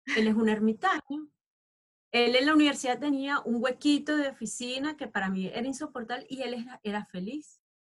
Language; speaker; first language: Spanish; native; Spanish